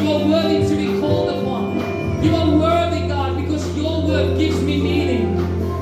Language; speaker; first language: English; non-native, local second language; Afrikaans